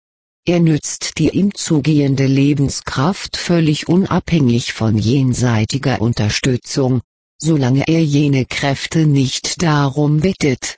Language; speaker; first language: German; native; German